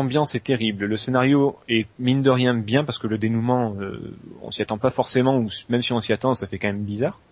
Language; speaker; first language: French; native; French